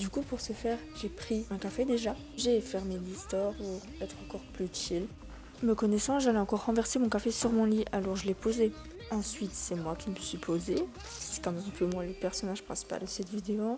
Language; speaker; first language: French; native; French